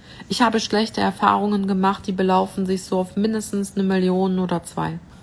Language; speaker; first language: German; native; German